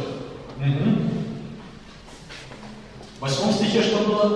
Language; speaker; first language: Russian; native; Russian